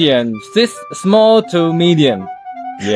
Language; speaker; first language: English; non-native, learner; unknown